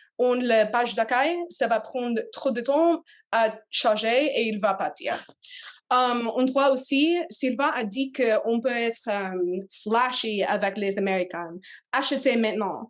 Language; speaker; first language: French; non-native, learner; English